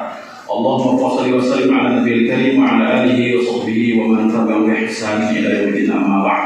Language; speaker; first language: Indonesian; non-native, local second language; Minangkabau